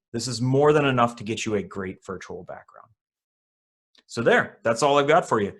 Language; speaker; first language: English; native; English